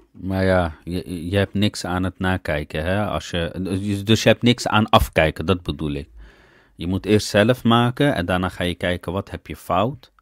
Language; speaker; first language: Dutch; early bilingual, other home language; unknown